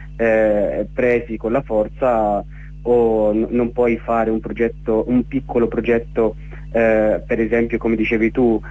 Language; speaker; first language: Italian; non-native, fluent; Arabic